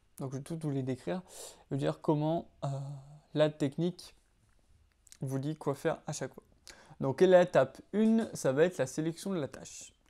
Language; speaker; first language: French; native; French